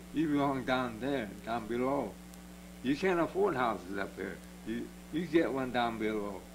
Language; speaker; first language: English; native; English